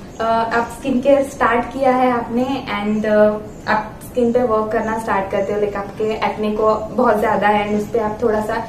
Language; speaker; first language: Hindi; non-native, local second language; Marathi